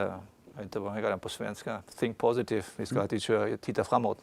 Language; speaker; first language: Swedish; non-native, fluent; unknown